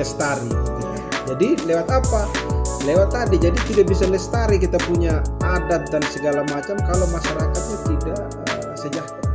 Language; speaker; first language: Indonesian; non-native, local second language; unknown